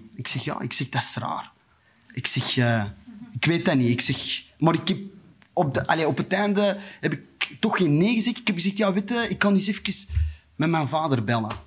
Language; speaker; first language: Dutch; non-native, local second language; Turkish